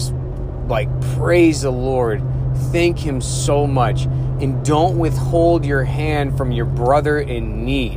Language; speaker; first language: English; native; English